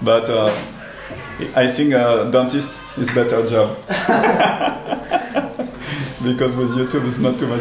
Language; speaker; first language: English; non-native, learner; French